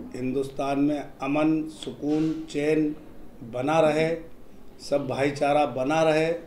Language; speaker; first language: Hindi; native; Hindi